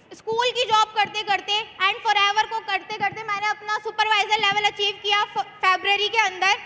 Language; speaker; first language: Hindi; native; Hindi